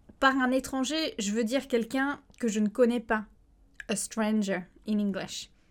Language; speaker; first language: French; native; French